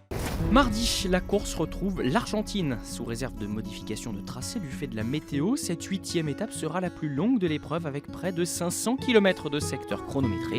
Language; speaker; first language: French; native; French